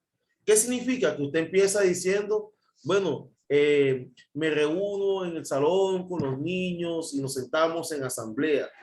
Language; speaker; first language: Spanish; native; Spanish